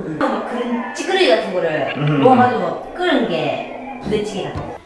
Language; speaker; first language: Korean; native; Korean